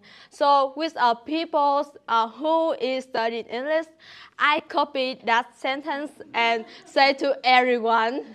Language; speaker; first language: English; non-native, learner; Vietnamese